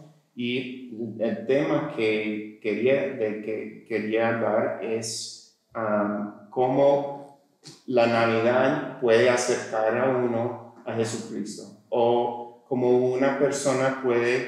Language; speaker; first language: Spanish; non-native, fluent; English